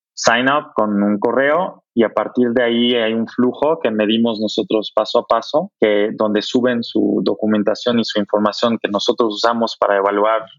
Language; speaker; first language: Spanish; non-native, fluent; German